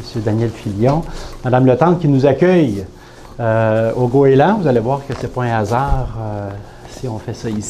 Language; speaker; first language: French; native; French